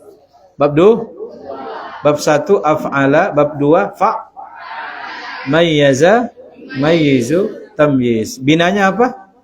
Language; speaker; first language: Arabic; non-native, fluent; Indonesian